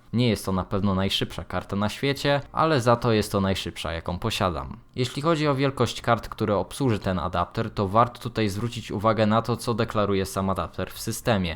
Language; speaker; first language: Polish; native; Polish